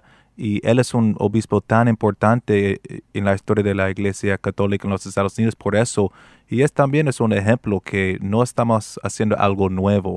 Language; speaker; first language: Spanish; non-native, fluent; English